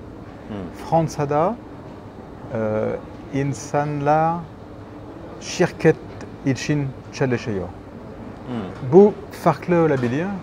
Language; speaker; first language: Turkish; non-native, learner; French